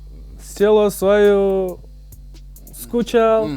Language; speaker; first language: Russian; non-native, local second language; Kazakh